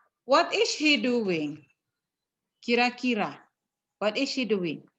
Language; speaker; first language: English; non-native, fluent; Indonesian